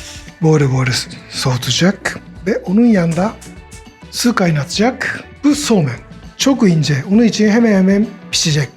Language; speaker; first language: Turkish; non-native, learner; Japanese